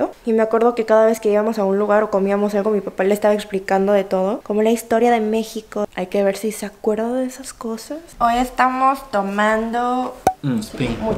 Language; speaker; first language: Spanish; early bilingual, other home language; Korean